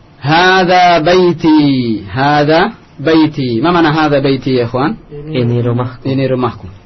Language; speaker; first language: Arabic; non-native, fluent; Indonesian